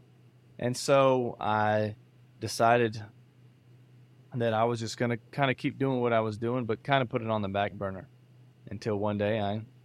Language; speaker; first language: English; native; English